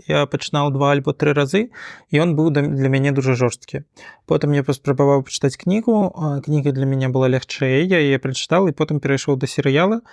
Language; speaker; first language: Belarusian; non-native, local second language; Russian